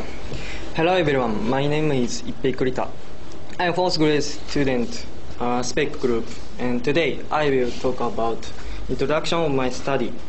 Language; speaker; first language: English; non-native, learner; Japanese